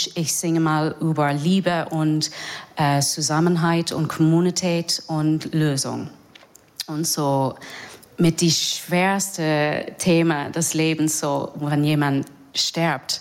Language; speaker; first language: German; non-native, fluent; English